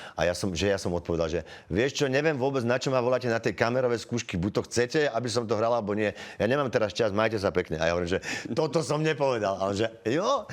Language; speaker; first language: Slovak; native; Slovak